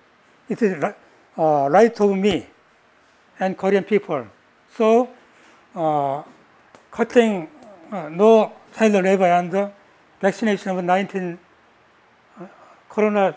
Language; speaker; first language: English; non-native, learner; Korean